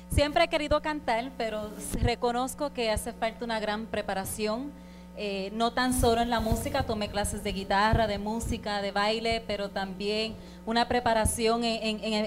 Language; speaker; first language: Spanish; native; Spanish